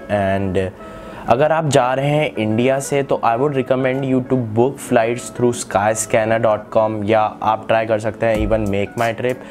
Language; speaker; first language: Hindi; native; Hindi